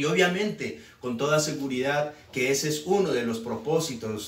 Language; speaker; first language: Spanish; native; Spanish